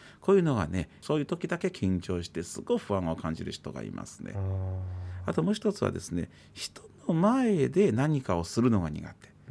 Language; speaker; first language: Japanese; native; Japanese